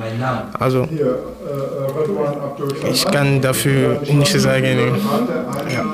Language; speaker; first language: German; non-native, learner; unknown